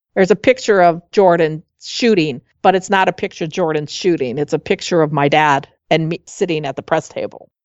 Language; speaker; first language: English; native; English